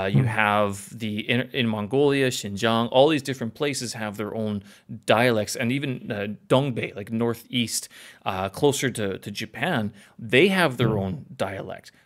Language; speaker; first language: English; native; English